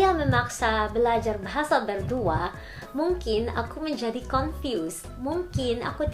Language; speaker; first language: Indonesian; non-native, fluent; Filipino